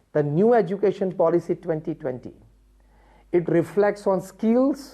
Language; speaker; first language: English; non-native, local second language; Gujarati